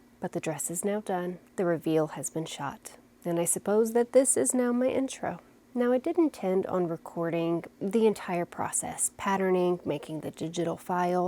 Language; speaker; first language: English; native; English